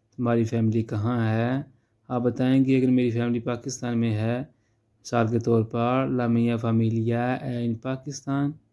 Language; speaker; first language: Urdu; non-native, local second language; Punjabi